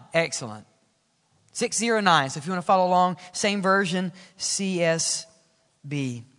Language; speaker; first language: English; native; English